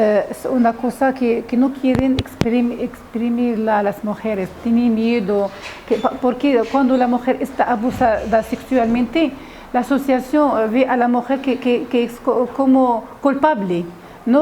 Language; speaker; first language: Spanish; non-native, fluent; Arabic